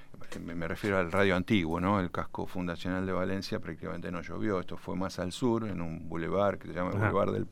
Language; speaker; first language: Spanish; native; Spanish